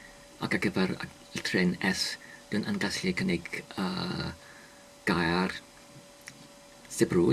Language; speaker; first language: Welsh; non-native, learner; English